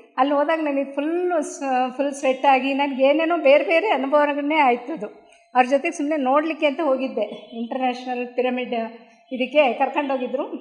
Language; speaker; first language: Kannada; native; Kannada